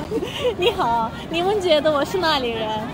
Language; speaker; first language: Chinese; non-native, learner; Turkish